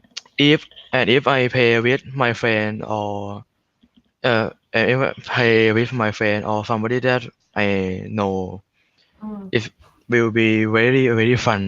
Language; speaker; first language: English; non-native, learner; Thai